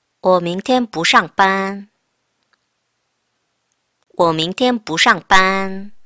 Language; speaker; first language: Chinese; non-native, fluent; Korean